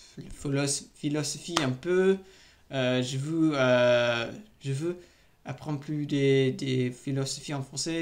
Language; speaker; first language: French; non-native, learner; English